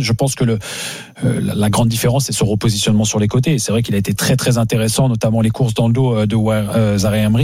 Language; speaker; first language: French; native; French